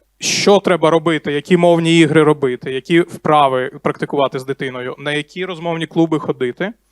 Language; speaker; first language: Ukrainian; non-native, local second language; Russian